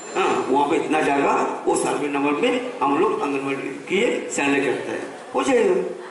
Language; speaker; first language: Hindi; non-native, local second language; Bangla